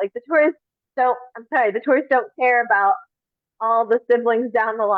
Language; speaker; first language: English; native; English